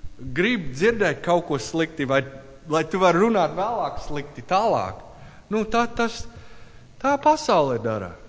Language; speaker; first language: Latvian; non-native, learner; English